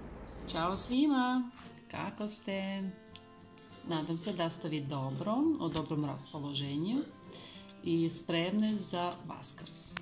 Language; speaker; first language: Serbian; non-native, learner; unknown